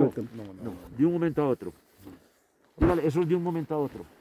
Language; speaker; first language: Spanish; native; Spanish